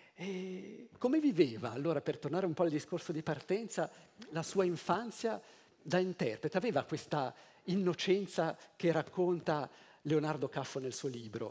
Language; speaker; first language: Italian; native; Italian